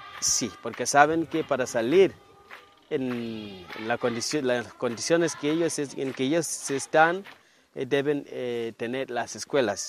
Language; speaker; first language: Spanish; non-native, fluent; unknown